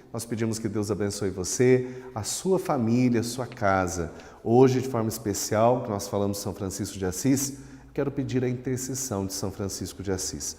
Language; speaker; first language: Portuguese; native; Portuguese